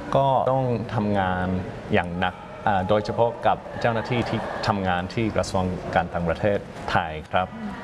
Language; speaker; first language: Thai; non-native, fluent; English